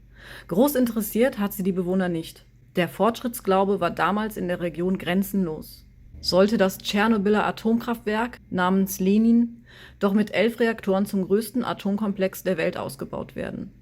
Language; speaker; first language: German; native; German